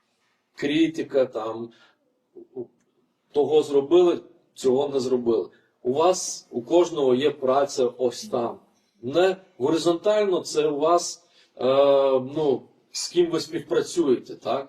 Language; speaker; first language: Ukrainian; non-native, fluent; Lithuanian